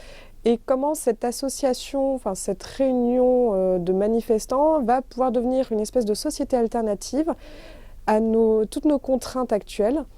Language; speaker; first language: French; native; French